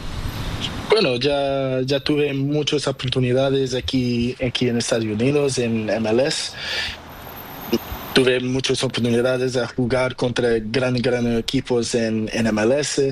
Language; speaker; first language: Spanish; non-native, learner; Portuguese